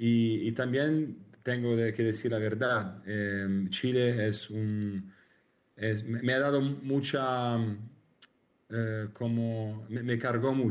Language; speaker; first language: Spanish; non-native, learner; Italian